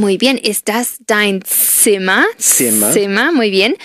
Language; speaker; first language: German; non-native, fluent; Spanish